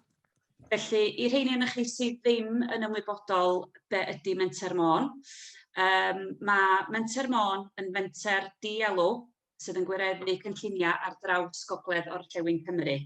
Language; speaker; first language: Welsh; native; Welsh